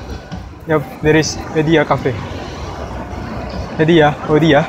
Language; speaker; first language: English; non-native, fluent; Indonesian